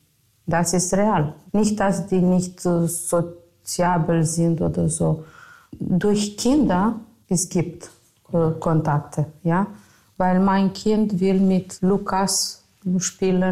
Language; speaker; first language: German; non-native, fluent; Romanian